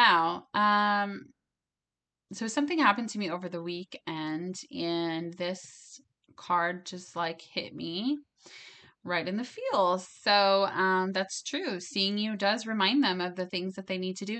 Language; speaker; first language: English; native; English